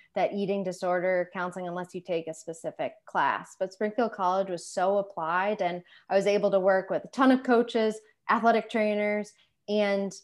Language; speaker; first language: English; native; English